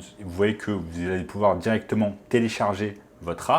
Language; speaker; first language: French; native; French